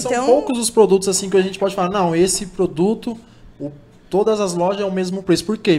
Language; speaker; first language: Portuguese; native; Portuguese